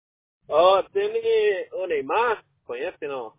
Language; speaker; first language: Spanish; non-native, learner; Portuguese